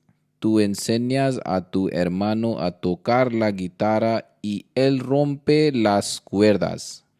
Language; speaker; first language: Spanish; non-native, learner; Hindi